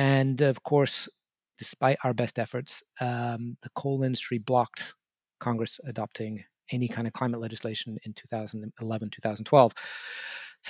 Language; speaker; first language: English; native; English